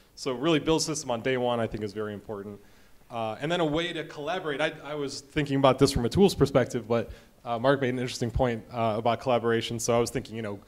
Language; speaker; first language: English; native; English